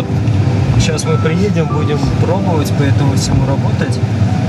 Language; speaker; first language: Russian; native; Russian